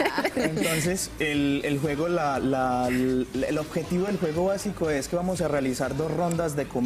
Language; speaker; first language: Spanish; native; Spanish